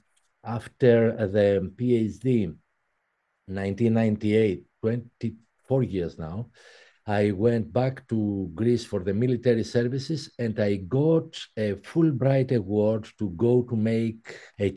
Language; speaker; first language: English; non-native, fluent; Greek